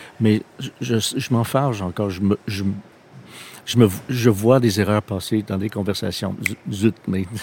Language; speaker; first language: French; non-native, local second language; English